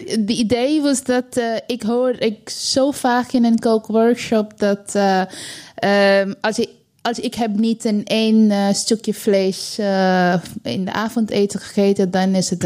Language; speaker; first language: Dutch; non-native, learner; Bangla